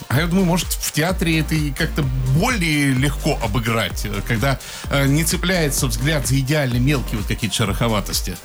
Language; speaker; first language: Russian; native; Russian